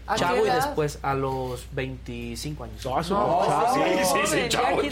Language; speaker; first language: Spanish; native; Spanish